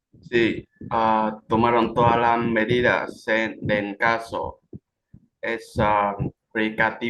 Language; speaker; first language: Spanish; non-native, learner; Vietnamese